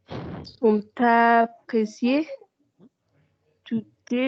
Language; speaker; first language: French; non-native, learner; Spanish